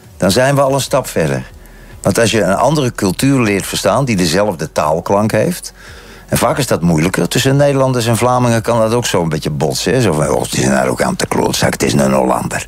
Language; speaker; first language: Dutch; native; Dutch